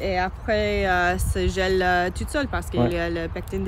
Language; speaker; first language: French; non-native, learner; English